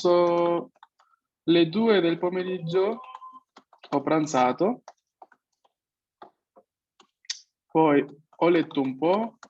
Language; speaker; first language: Italian; non-native, fluent; Spanish